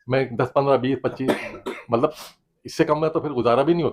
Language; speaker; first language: Hindi; native; Hindi